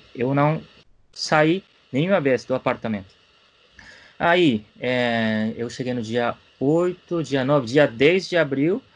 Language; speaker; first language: Portuguese; non-native, fluent; Japanese